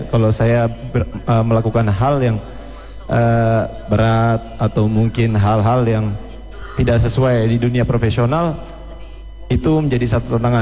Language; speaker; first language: Indonesian; native; Indonesian